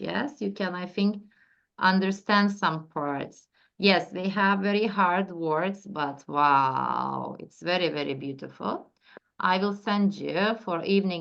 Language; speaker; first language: English; non-native, fluent; Turkish